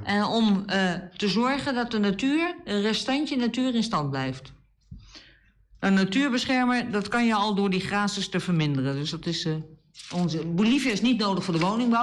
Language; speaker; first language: Dutch; native; Dutch